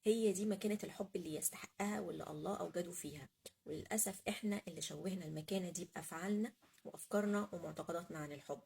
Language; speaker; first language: Arabic; native; Arabic